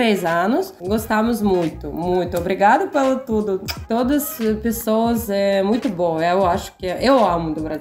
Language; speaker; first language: Portuguese; non-native, learner; Russian